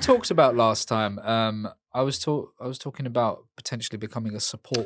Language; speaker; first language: English; native; English